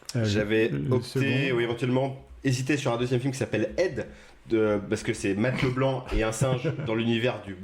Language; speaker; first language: French; native; French